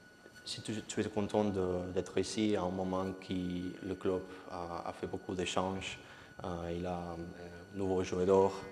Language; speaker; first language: French; non-native, learner; Spanish